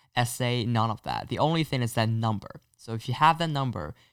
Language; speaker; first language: English; non-native, fluent; Chinese